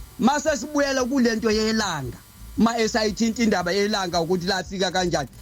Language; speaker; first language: Zulu; non-native, local second language; Xhosa